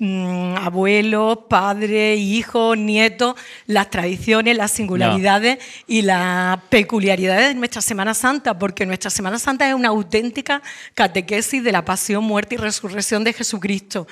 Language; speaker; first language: Spanish; native; Spanish